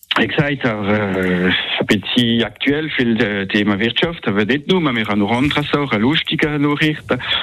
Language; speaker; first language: German; non-native, local second language; French